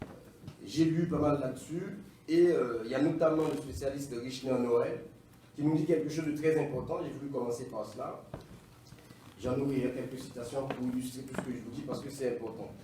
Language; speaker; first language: French; non-native, local second language; Haitian Creole